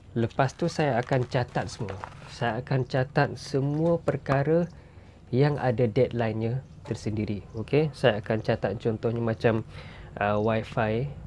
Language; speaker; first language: Malay; non-native, fluent; Western Cham